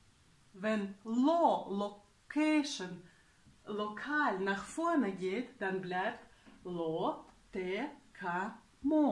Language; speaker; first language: German; non-native, fluent; Russian